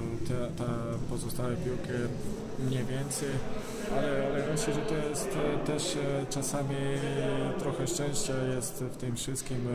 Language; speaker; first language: Polish; non-native, fluent; Bosnian